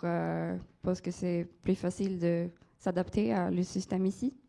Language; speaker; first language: French; non-native, fluent; Swedish